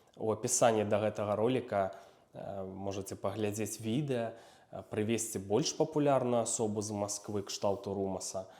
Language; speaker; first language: Belarusian; non-native, local second language; Russian